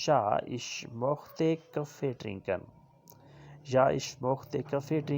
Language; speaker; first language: German; non-native, fluent; Urdu